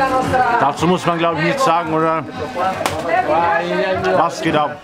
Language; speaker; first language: German; native; German